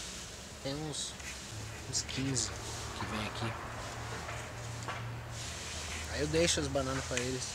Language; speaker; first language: Portuguese; early bilingual, heritage; Portuguese